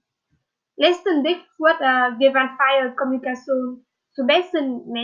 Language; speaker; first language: German; non-native, learner; Vietnamese